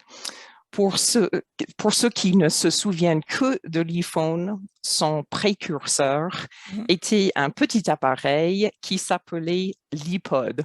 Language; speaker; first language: French; non-native, fluent; English